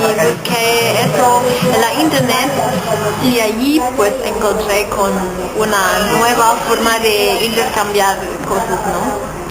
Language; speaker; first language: Spanish; non-native, fluent; German